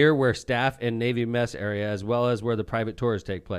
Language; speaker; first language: English; native; English